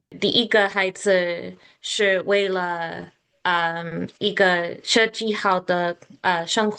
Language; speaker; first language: Chinese; non-native, learner; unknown